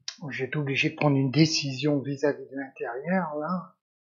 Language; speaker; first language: French; native; French